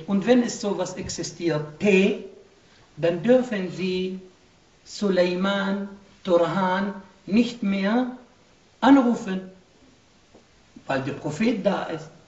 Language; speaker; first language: German; non-native, fluent; Arabic